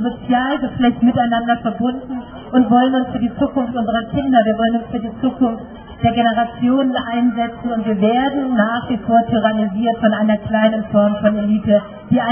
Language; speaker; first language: German; native; German